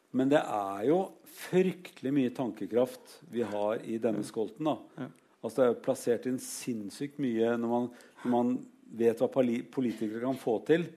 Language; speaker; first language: Norwegian; native; Norwegian